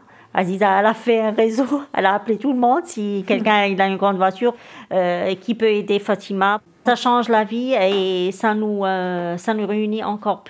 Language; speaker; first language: French; non-native, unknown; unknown